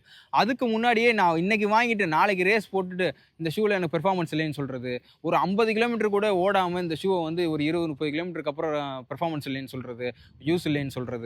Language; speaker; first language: Tamil; native; Tamil